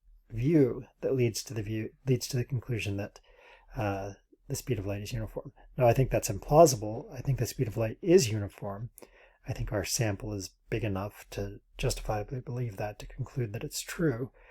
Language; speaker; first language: English; native; English